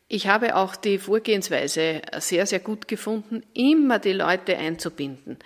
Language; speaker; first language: German; native; German